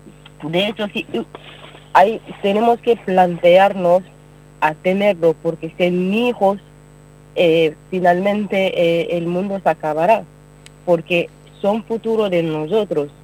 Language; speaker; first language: Spanish; non-native, learner; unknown